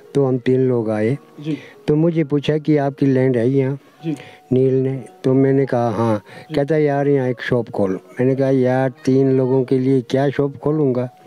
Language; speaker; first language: Hindi; native; Hindi